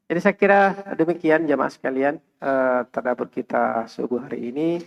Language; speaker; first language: Indonesian; native; Indonesian